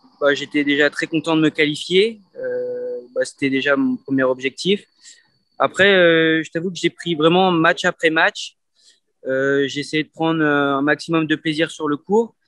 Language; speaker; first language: French; native; French